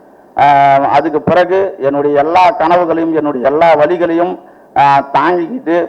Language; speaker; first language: Tamil; native; Tamil